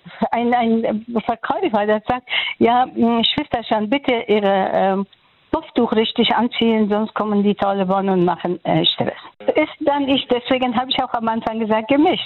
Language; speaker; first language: German; non-native, fluent; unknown